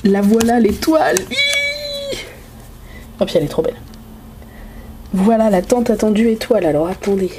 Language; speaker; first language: French; native; French